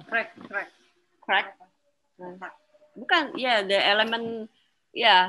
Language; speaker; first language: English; non-native, learner; Indonesian